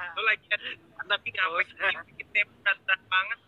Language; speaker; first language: Indonesian; native; Indonesian